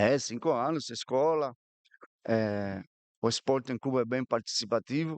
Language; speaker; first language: Portuguese; non-native, fluent; Spanish